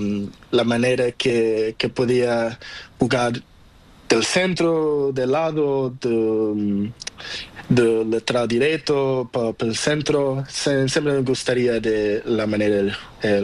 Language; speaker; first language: Spanish; non-native, learner; Portuguese